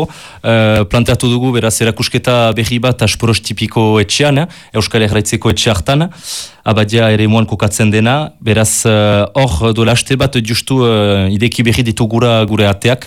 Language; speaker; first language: Basque; native; Basque